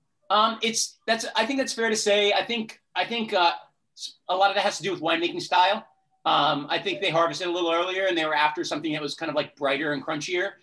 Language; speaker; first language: English; native; English